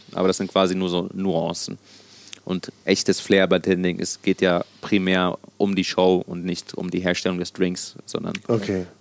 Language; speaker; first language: German; non-native, local second language; Sicilian